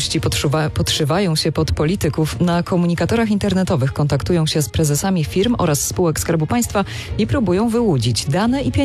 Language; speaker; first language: Polish; native; Polish